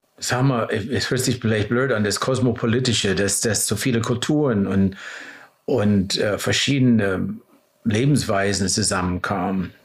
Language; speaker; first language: German; non-native, fluent; English